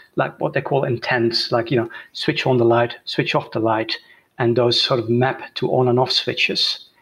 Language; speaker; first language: English; non-native, fluent; Dutch